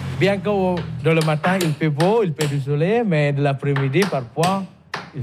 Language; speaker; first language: French; non-native, learner; Balinese